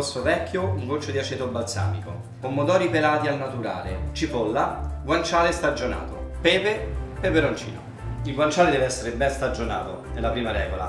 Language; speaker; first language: Italian; native; Italian